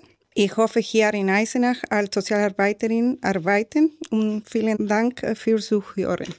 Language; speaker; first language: German; non-native, learner; Spanish